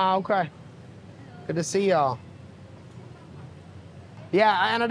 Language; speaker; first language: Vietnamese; non-native, fluent; English